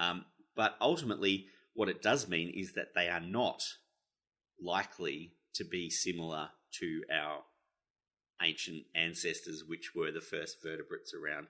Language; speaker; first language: English; native; English